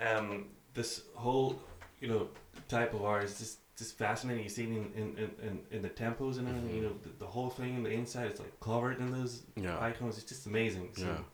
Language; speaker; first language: English; non-native, fluent; Greek